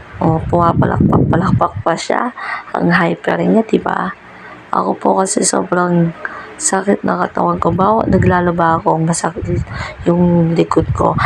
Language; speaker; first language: Filipino; non-native, local second language; Pampanga